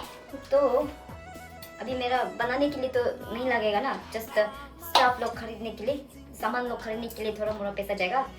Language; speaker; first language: Hindi; non-native, local second language; Tibetan